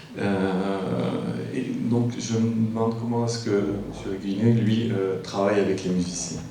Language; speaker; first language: French; non-native, fluent; Turkish